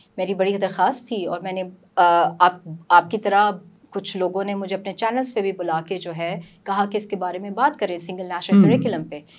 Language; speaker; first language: Urdu; native; Urdu